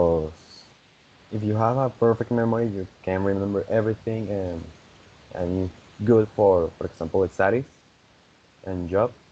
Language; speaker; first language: English; non-native, fluent; Spanish